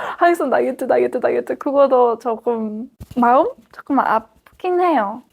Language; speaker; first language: Korean; non-native, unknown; Spanish